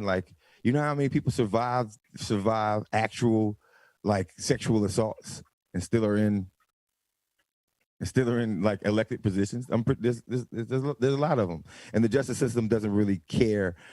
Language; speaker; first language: English; native; English